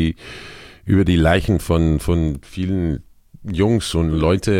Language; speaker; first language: German; non-native, fluent; Croatian